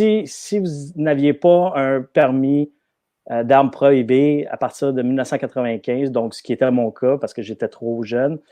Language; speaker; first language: French; native; French